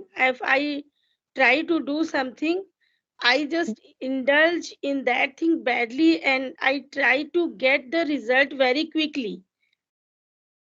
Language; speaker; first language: English; non-native, local second language; Hindi